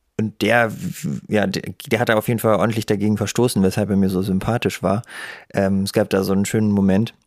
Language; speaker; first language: German; early bilingual, other home language; Russian